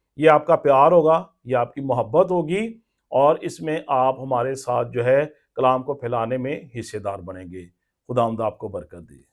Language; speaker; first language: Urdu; non-native, local second language; Punjabi